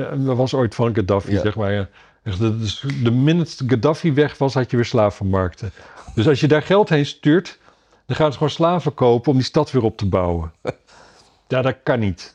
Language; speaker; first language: Dutch; native; Dutch